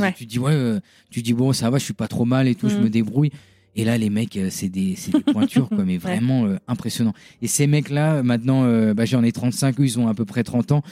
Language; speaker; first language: French; native; French